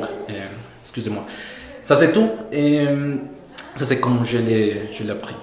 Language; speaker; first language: French; non-native, fluent; Spanish